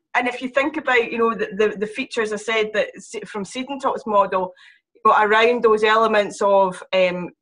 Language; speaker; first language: English; native; English